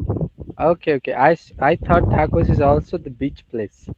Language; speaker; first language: English; non-native, learner; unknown